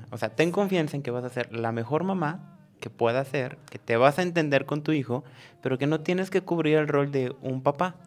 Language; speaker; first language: Spanish; native; Spanish